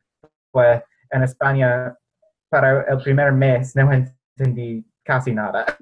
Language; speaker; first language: Spanish; non-native, fluent; English